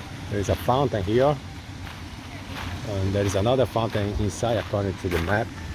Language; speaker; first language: English; non-native, fluent; Portuguese